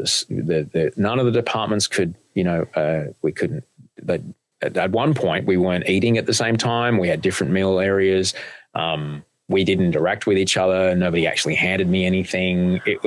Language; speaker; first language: English; native; English